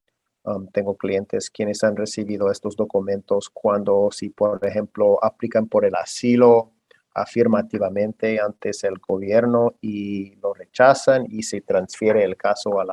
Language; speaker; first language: Spanish; non-native, fluent; English